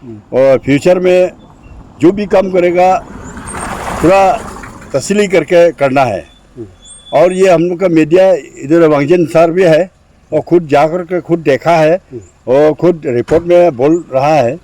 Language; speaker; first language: Hindi; non-native, local second language; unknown